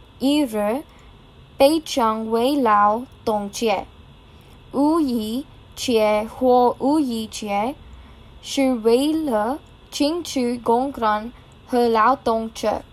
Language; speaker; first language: Chinese; non-native, learner; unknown